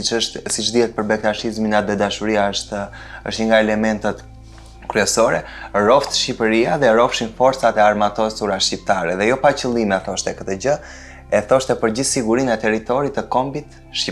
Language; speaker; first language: Albanian; native; Albanian